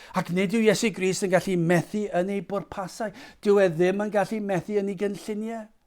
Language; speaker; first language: Welsh; native; Welsh